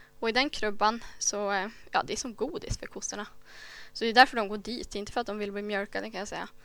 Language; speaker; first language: Swedish; native; Swedish